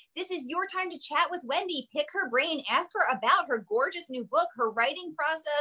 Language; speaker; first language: English; native; English